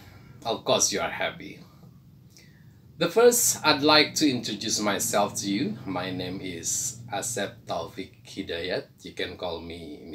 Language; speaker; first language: English; non-native, fluent; Indonesian